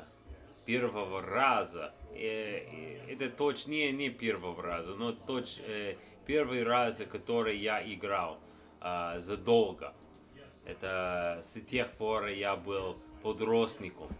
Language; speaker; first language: Russian; non-native, learner; English